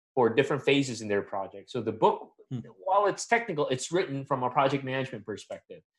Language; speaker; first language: English; non-native, local second language; Filipino